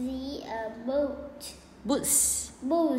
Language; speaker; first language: English; non-native, learner; Vietnamese